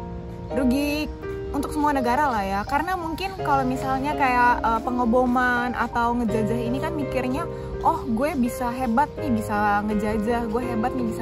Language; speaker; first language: Indonesian; native; Indonesian